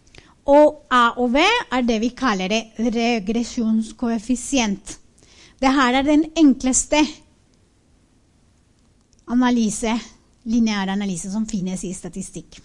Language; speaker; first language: Norwegian; non-native, fluent; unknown